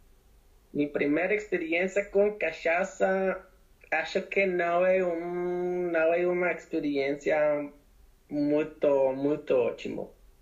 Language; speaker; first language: Portuguese; non-native, learner; Spanish